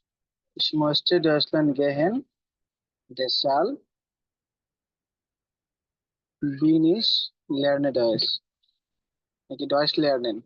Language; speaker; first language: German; non-native, learner; Bangla